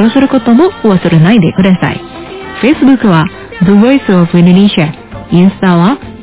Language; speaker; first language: Japanese; non-native, fluent; Indonesian